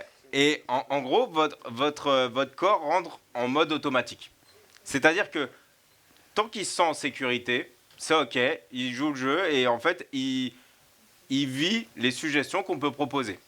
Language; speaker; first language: French; native; French